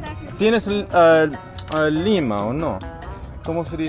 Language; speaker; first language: Spanish; non-native, learner; English